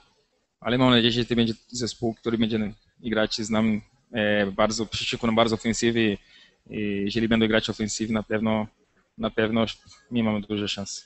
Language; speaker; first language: Polish; non-native, learner; Portuguese